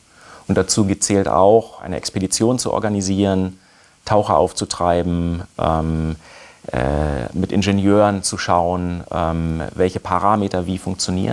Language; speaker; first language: German; native; German